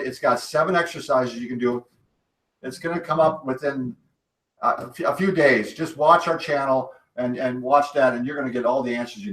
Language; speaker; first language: English; native; English